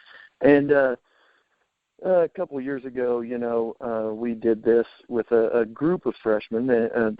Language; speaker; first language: English; native; English